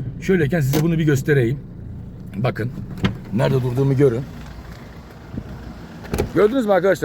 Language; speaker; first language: Turkish; native; Turkish